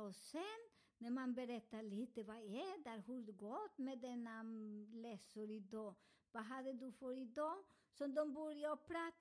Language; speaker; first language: Swedish; non-native, learner; Spanish